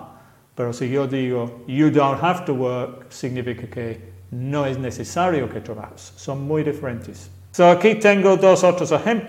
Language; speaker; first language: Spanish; non-native, fluent; English